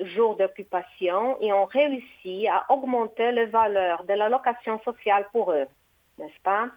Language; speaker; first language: French; non-native, fluent; Portuguese